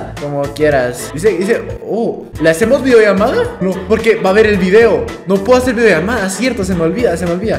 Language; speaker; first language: Spanish; native; Spanish